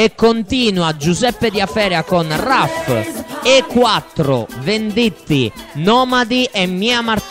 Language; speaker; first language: Italian; native; Italian